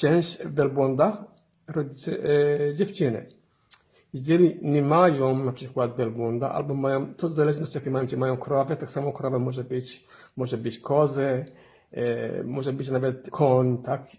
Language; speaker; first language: Polish; non-native, fluent; Somali